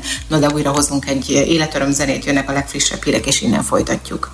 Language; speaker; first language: Hungarian; native; Hungarian